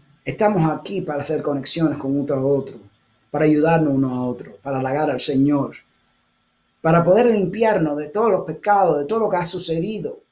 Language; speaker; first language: Spanish; early bilingual, heritage; Spanish